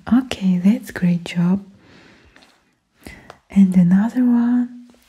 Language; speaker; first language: English; non-native, fluent; Ukrainian